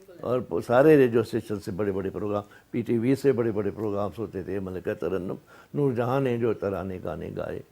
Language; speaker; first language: Urdu; non-native, local second language; Sindhi